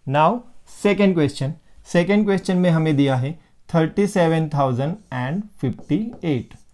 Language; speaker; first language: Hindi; non-native, local second language; Marathi